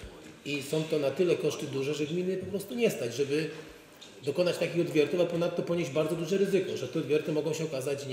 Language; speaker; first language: Polish; native; Polish